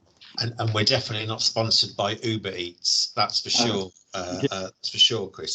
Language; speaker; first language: English; native; English